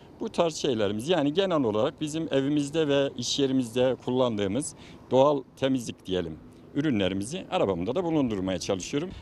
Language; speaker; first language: Turkish; native; Turkish